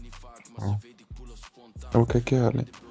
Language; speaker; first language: Dutch; early bilingual, other home language; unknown